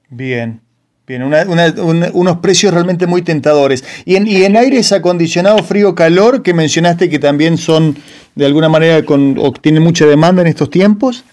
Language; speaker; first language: Spanish; native; Spanish